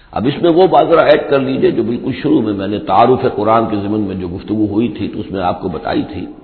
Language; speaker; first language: Urdu; native; Urdu